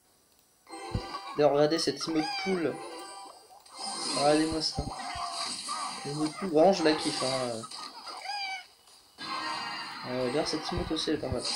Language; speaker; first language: French; native; French